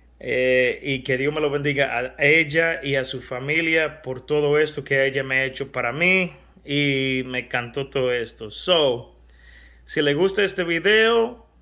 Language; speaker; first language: Spanish; early bilingual, heritage; Spanish